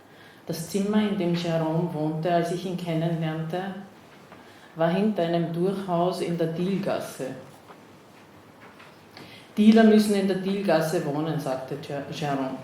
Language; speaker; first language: German; native; German